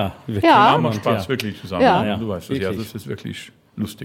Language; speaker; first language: German; non-native, fluent; French